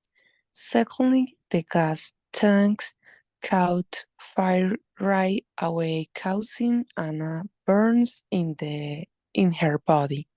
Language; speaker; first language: English; non-native, learner; Spanish